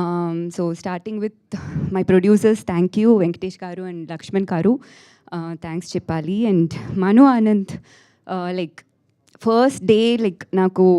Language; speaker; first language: Telugu; non-native, fluent; Tamil